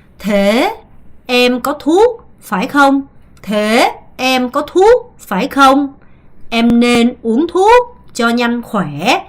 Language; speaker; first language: Vietnamese; non-native, fluent; Korean